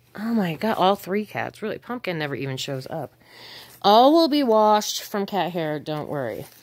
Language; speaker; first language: English; native; English